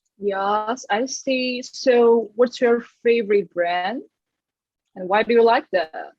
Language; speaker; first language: English; non-native, learner; Chinese